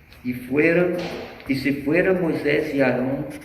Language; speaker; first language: Spanish; non-native, fluent; Portuguese